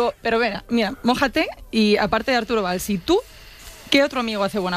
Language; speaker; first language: Spanish; native; Spanish